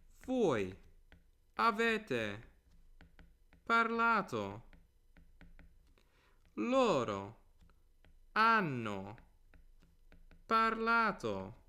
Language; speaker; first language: Italian; non-native, fluent; English